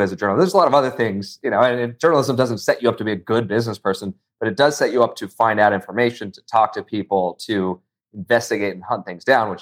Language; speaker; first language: English; native; English